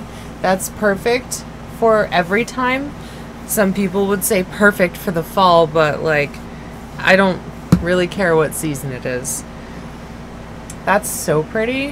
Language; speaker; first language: English; native; English